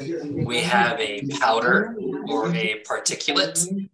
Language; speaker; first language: English; native; English